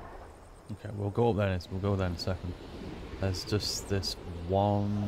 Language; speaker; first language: English; native; English